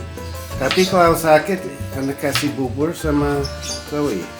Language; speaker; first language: Indonesian; non-native, learner; English